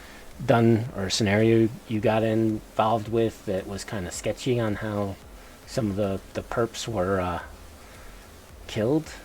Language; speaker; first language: English; native; English